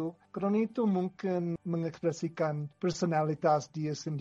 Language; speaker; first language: Indonesian; non-native, fluent; English